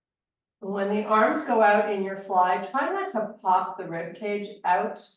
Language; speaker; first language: English; native; English